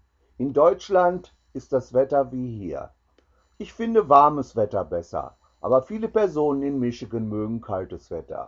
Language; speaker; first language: German; non-native, learner; English